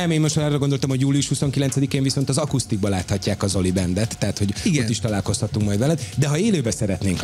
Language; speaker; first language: Hungarian; native; Hungarian